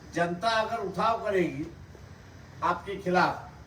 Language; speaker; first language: Hindi; non-native, local second language; Marathi